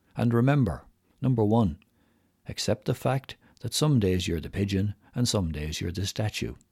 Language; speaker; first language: English; native; English